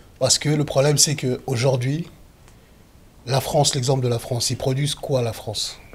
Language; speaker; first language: French; early bilingual, other home language; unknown